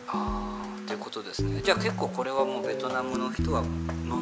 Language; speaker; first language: Japanese; native; Japanese